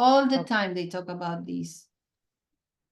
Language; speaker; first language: English; non-native, fluent; Spanish